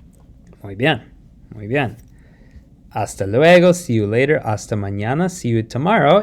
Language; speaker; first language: Spanish; non-native, fluent; English